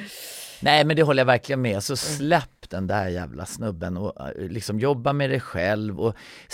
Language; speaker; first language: Swedish; native; Swedish